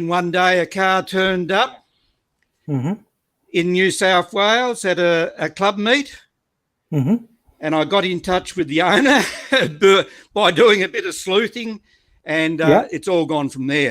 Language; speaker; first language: English; native; English